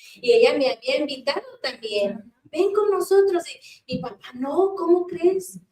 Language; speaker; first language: Spanish; early bilingual, heritage; Spanish